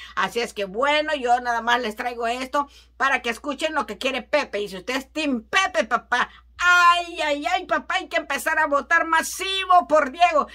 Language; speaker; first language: Spanish; native; Spanish